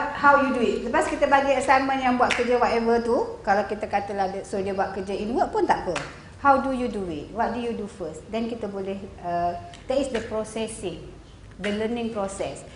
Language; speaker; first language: Malay; native; Malay